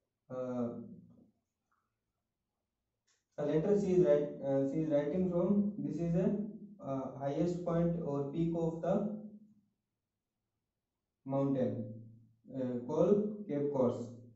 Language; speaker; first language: English; non-native, local second language; Hindi